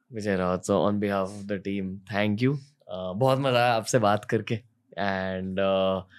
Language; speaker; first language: Hindi; native; Hindi